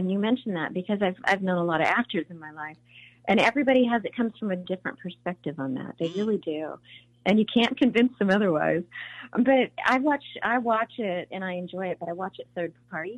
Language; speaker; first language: English; native; English